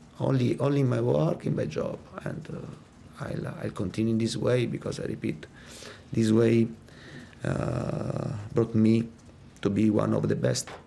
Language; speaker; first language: English; non-native, fluent; Italian